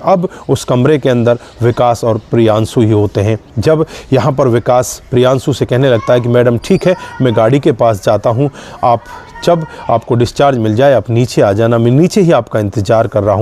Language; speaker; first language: Hindi; native; Hindi